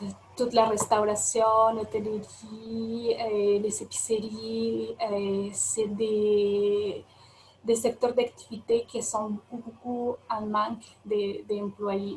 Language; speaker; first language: French; non-native, fluent; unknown